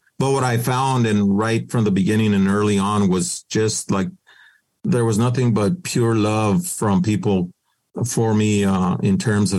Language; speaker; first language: English; native; English